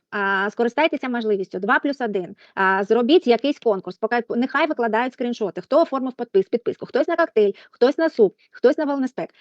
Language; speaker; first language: Ukrainian; non-native, local second language; Russian